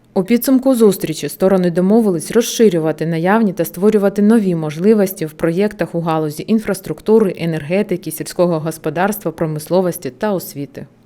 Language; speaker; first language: Ukrainian; native; Ukrainian